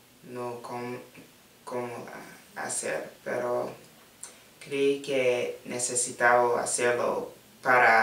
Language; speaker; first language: Spanish; non-native, learner; English